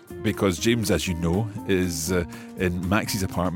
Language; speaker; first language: English; native; English